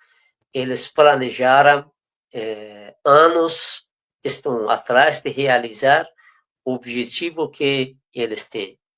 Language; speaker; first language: Portuguese; non-native, fluent; Persian